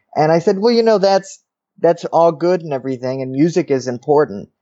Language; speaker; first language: English; native; English